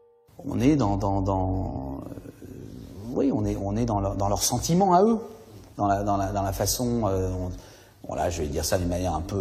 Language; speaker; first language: French; native; French